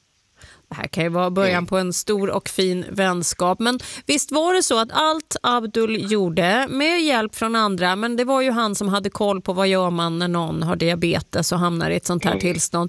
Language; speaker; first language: Swedish; native; Swedish